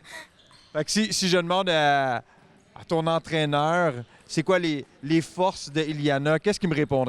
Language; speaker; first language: French; native; French